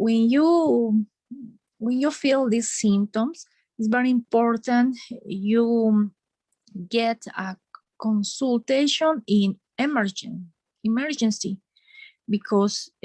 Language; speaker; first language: English; non-native, learner; Spanish